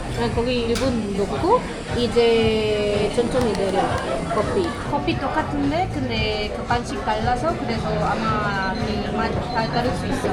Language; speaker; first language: Korean; non-native, fluent; Spanish